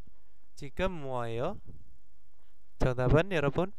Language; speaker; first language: Korean; non-native, fluent; Indonesian